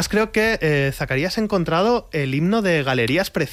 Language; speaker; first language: Spanish; native; Spanish